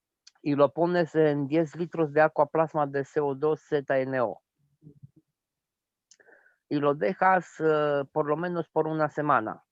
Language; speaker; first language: Spanish; non-native, fluent; Romanian